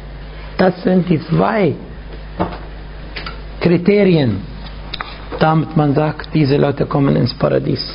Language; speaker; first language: German; non-native, fluent; Arabic